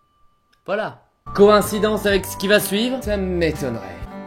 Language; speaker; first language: French; native; French